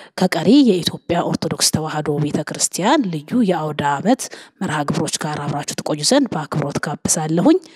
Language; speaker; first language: Amharic; native; Amharic